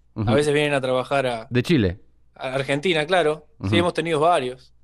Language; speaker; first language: Spanish; native; Spanish